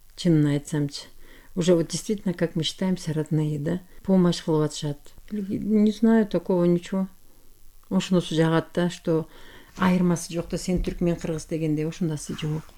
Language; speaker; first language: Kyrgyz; non-native, local second language; Turkish